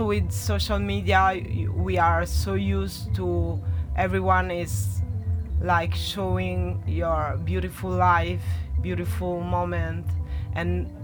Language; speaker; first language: English; non-native, learner; Italian